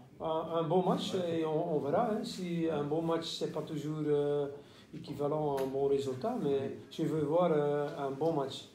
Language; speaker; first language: French; non-native, local second language; Dutch